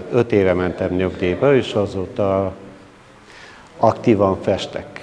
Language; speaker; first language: Hungarian; non-native, local second language; Bulgarian